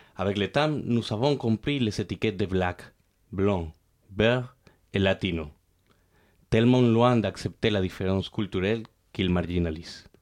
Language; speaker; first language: French; non-native, fluent; Spanish